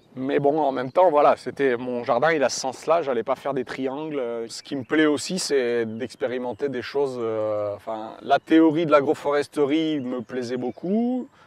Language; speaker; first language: French; native; French